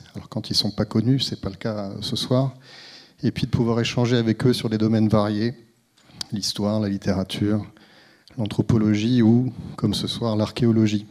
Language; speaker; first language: French; native; French